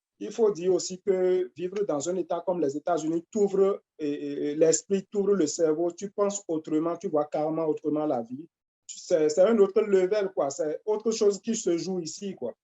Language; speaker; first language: French; non-native, local second language; Fon